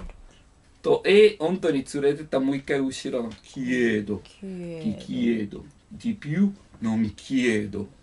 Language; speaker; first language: Japanese; non-native, learner; Italian